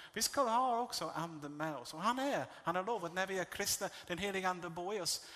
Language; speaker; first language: Swedish; non-native, fluent; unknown